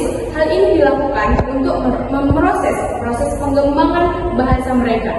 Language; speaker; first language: Indonesian; native; Indonesian